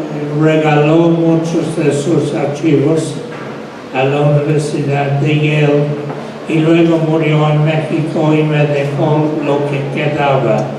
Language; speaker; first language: Spanish; non-native, fluent; English